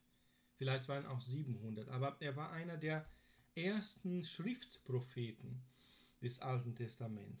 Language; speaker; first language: German; non-native, fluent; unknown